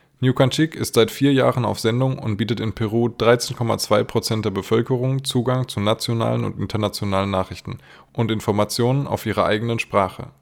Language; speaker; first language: German; native; German